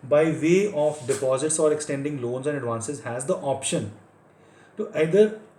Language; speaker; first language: English; non-native, local second language; Punjabi